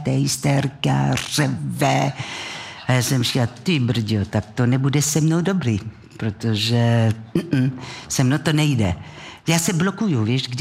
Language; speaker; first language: Czech; non-native, fluent; French